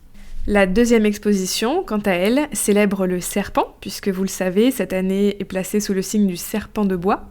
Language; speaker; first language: French; native; French